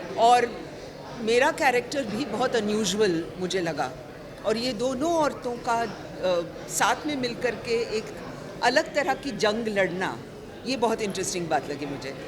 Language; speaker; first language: Hindi; non-native, local second language; Gujarati